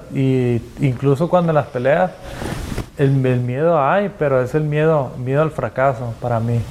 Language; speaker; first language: Spanish; native; Spanish